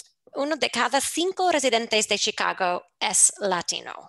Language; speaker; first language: Spanish; non-native, fluent; English